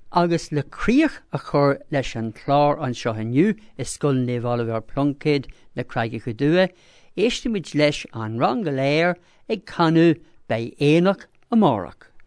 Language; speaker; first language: Irish; non-native, local second language; English